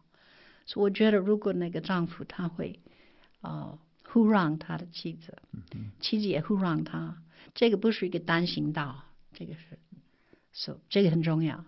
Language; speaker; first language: Chinese; non-native, fluent; English